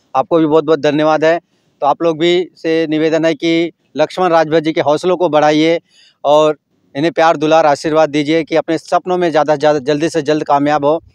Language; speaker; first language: Hindi; native; Hindi